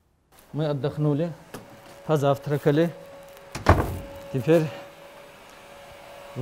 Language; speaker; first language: Russian; native; Russian